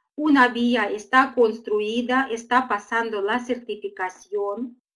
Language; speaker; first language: Spanish; non-native, fluent; Uzbek